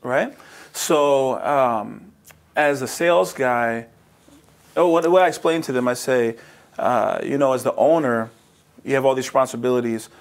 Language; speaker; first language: English; native; English